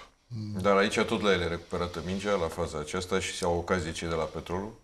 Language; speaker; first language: Romanian; native; Romanian